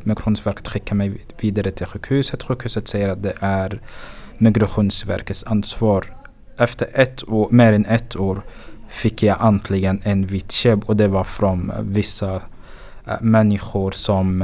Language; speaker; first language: Swedish; non-native, fluent; Arabic